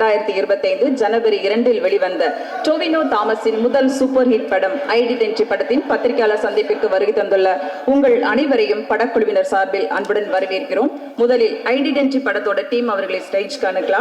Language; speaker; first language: Tamil; native; Tamil